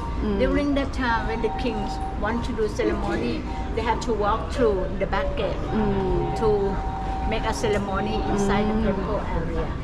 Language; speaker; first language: English; non-native, fluent; Thai